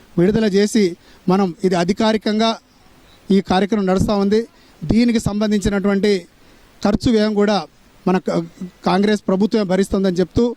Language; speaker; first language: Telugu; non-native, local second language; Lambadi